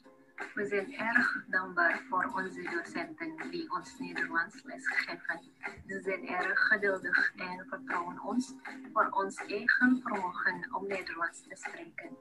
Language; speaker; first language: Dutch; non-native, learner; Indonesian